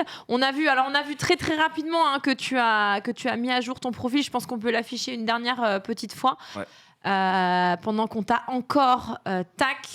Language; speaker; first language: French; native; French